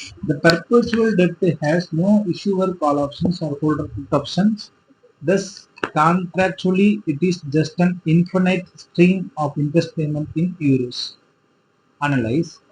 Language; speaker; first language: English; non-native, local second language; Tamil